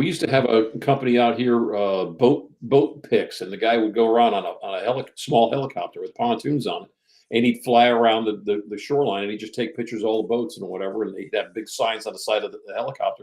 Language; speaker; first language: English; native; English